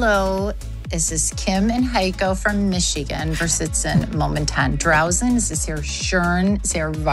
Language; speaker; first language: German; non-native, learner; English